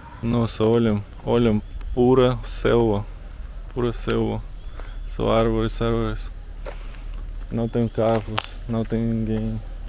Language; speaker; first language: Portuguese; non-native, learner; Russian